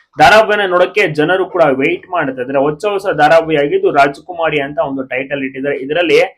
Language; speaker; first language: Kannada; native; Kannada